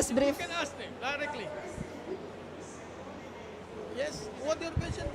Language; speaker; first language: English; non-native, fluent; Indonesian